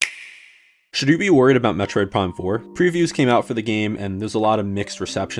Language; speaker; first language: English; native; English